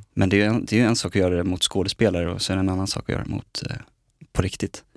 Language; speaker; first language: Swedish; native; Swedish